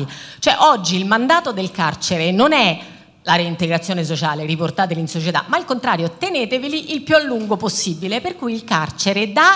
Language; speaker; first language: Italian; native; Italian